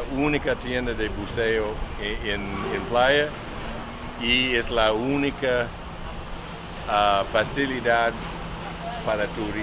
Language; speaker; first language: Spanish; non-native, learner; English